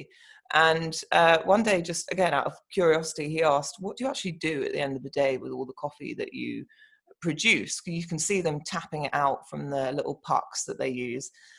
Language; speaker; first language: English; native; English